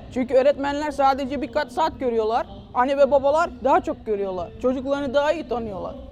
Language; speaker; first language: Turkish; early bilingual, heritage; Turkish